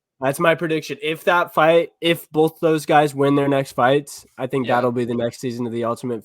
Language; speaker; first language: English; native; English